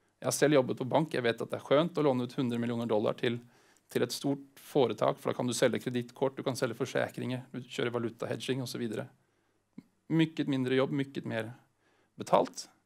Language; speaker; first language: Swedish; non-native, fluent; Norwegian